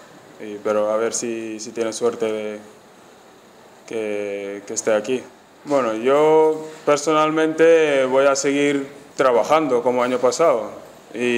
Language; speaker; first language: Spanish; non-native, fluent; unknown